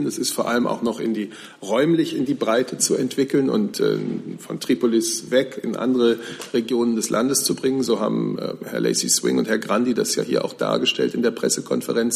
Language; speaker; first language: German; native; German